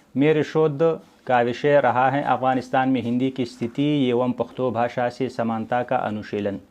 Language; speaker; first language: Hindi; non-native, fluent; Pashto